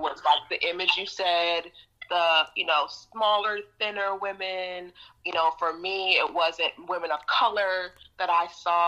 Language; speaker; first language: English; native; English